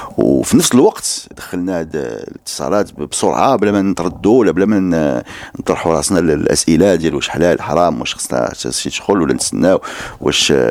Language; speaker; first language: Arabic; native; Arabic